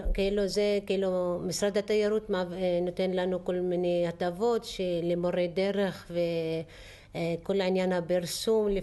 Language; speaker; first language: Hebrew; non-native, local second language; Arabic